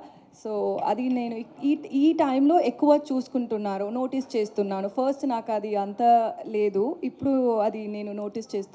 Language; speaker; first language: Telugu; non-native, learner; Tamil